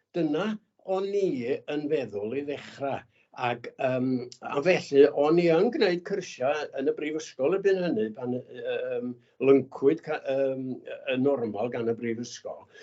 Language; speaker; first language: Welsh; native; Welsh